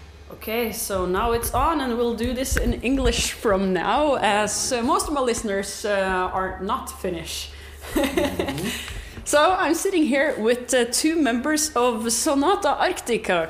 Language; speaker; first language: English; non-native, fluent; Norwegian